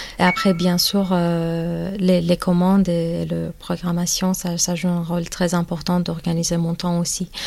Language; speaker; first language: French; non-native, fluent; Persian